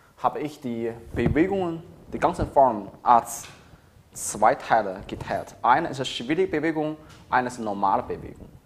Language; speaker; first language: German; non-native, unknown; Chinese